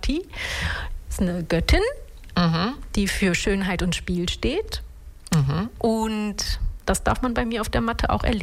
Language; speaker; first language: German; early bilingual, other home language; Italian